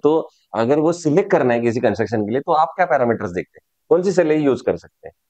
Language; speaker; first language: Hindi; non-native, local second language; Marathi